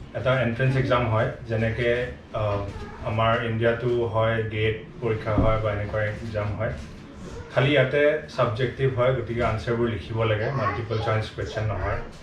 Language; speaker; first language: Assamese; native; Assamese